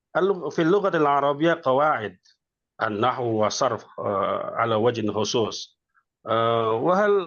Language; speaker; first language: Arabic; non-native, fluent; Indonesian